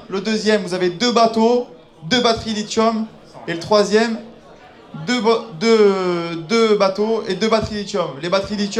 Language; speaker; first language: French; native; French